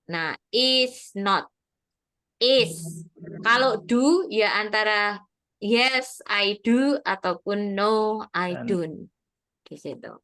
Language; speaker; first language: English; non-native, fluent; Indonesian